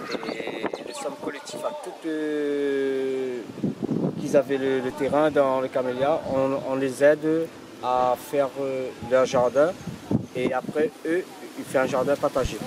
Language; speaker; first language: French; non-native, local second language; Réunion Creole French